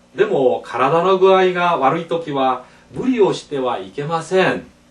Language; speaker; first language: Japanese; non-native, fluent; Korean